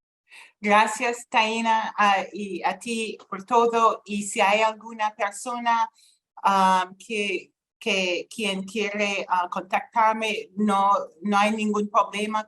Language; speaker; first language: Spanish; non-native, fluent; English